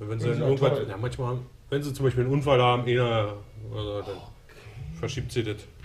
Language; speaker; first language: German; native; German